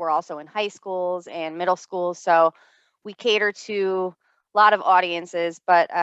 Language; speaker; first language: English; native; English